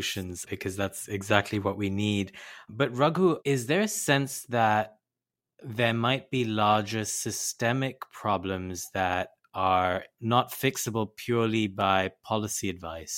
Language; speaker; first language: English; non-native, local second language; Hindi